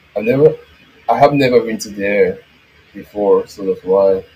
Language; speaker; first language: English; non-native, learner; Japanese